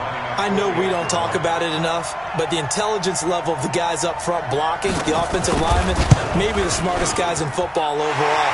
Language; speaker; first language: English; native; English